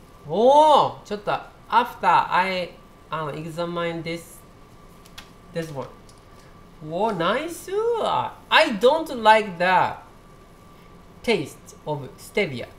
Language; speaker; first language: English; non-native, learner; Japanese